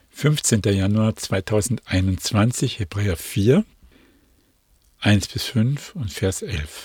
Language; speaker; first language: German; native; German